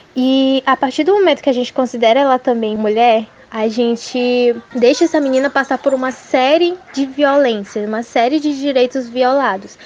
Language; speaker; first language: Portuguese; native; Portuguese